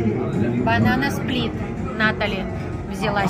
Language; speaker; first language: Russian; native; Russian